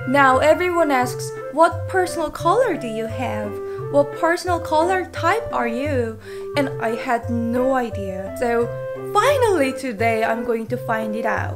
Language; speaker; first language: English; non-native, fluent; Korean